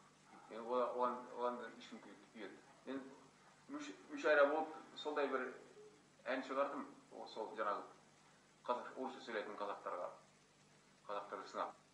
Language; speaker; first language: Kazakh; non-native, fluent; Hungarian